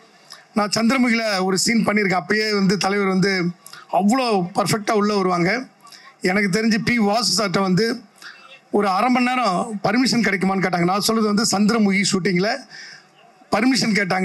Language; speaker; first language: Tamil; native; Tamil